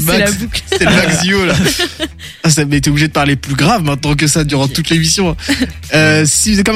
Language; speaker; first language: French; native; French